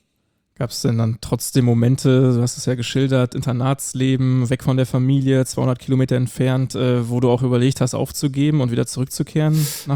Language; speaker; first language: German; native; German